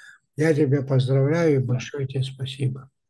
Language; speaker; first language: Russian; native; Russian